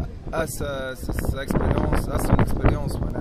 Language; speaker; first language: French; non-native, local second language; Arabic